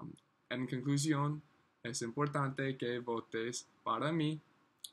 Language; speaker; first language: Spanish; non-native, learner; English